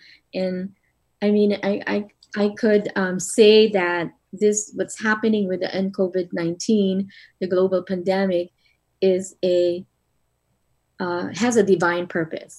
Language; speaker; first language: English; non-native, local second language; Filipino